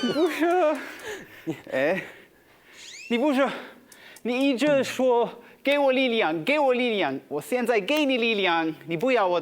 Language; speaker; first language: Chinese; non-native, learner; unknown